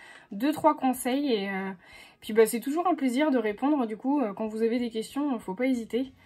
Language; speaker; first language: French; native; French